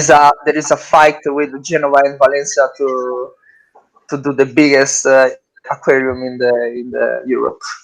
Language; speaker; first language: English; non-native, learner; Italian